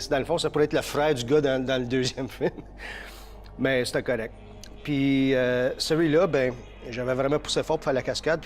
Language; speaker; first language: French; early bilingual, heritage; French